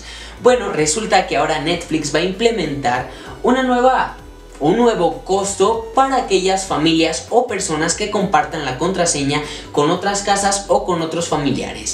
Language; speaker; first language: Spanish; native; Spanish